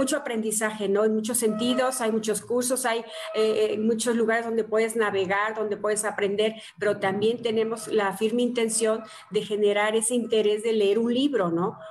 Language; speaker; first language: Spanish; native; Spanish